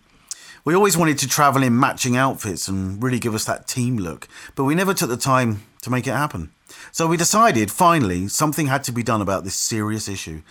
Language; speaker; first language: English; native; English